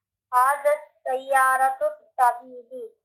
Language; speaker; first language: Arabic; non-native, learner; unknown